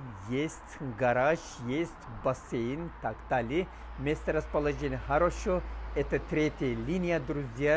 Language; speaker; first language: Russian; non-native, learner; Turkish